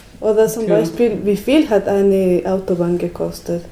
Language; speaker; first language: German; non-native, learner; Spanish